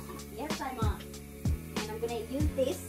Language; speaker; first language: English; native; English